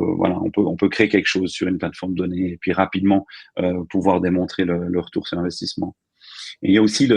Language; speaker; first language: French; native; French